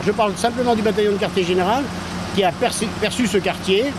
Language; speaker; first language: French; native; French